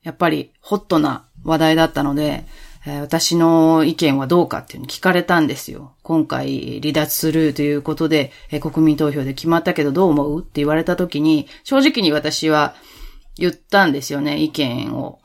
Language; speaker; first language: Japanese; native; Japanese